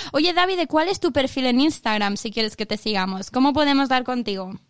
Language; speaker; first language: Spanish; non-native, learner; Chinese